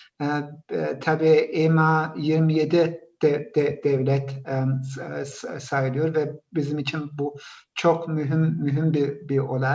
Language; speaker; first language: Turkish; early bilingual, heritage; Turkish